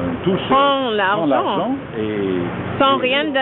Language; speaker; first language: French; non-native, fluent; English